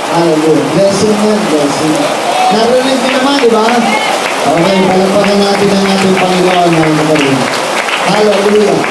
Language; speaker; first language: Filipino; non-native, local second language; Cebuano